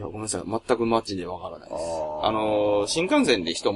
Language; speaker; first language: Japanese; native; Japanese